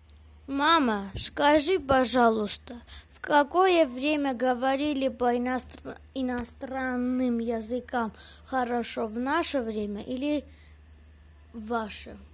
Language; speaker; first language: Russian; non-native, learner; Armenian